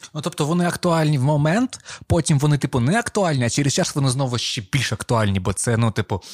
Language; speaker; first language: Ukrainian; non-native, local second language; Russian